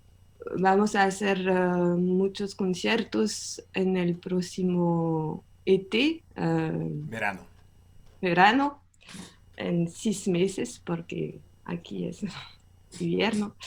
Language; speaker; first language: Spanish; non-native, learner; French